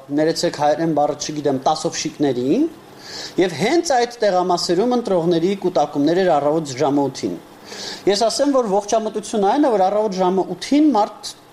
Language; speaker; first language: Armenian; native; Armenian